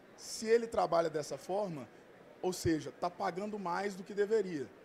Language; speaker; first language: Portuguese; native; Portuguese